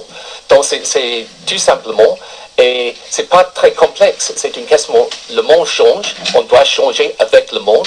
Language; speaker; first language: French; non-native, fluent; English